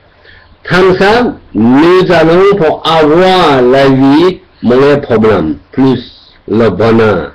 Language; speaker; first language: French; non-native, learner; Tibetan